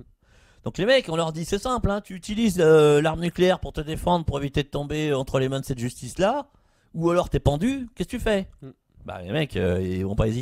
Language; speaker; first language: French; native; French